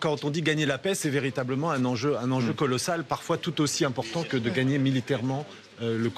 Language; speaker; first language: French; native; French